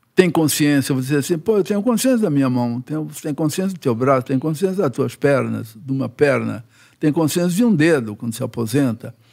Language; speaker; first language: Portuguese; native; Portuguese